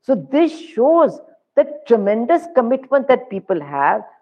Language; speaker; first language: English; non-native, local second language; Hindi